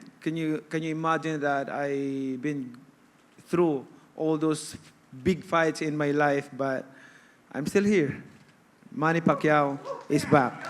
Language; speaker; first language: English; non-native, local second language; Cebuano